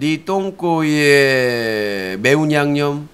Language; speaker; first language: Korean; native; Korean